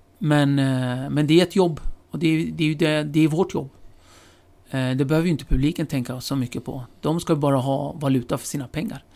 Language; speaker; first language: Swedish; early bilingual, other home language; Kurdish